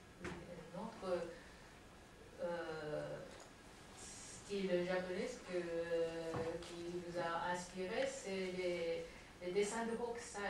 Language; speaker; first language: French; non-native, fluent; Japanese